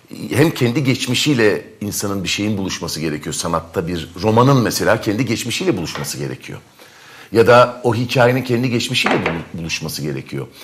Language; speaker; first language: Turkish; native; Turkish